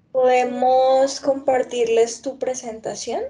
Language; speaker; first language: Spanish; native; Spanish